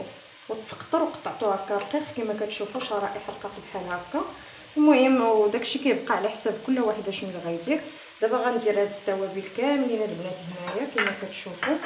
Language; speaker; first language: Arabic; native; Arabic